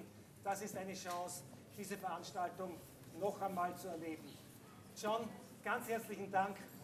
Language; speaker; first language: German; native; German